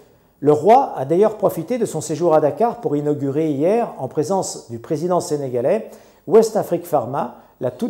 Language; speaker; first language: French; non-native, local second language; Arabic